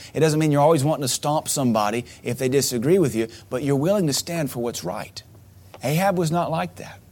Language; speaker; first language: English; native; English